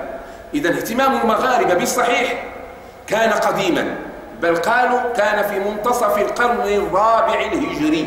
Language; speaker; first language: Arabic; native; Arabic